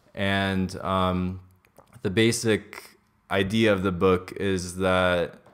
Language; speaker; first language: English; native; English